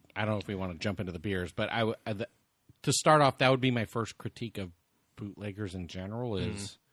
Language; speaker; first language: English; native; English